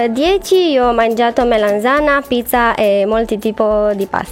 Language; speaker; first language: Italian; non-native, learner; Romanian